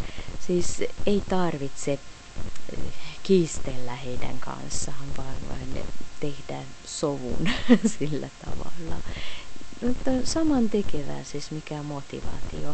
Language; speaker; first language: Finnish; non-native, fluent; Hungarian